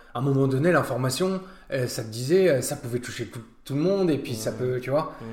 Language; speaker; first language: French; native; French